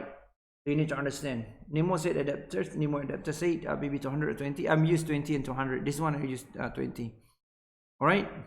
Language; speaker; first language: English; non-native, local second language; Malay